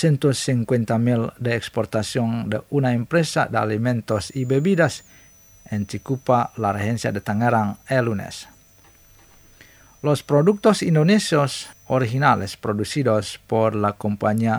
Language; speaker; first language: Spanish; non-native, fluent; Indonesian